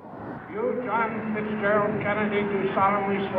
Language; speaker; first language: English; native; English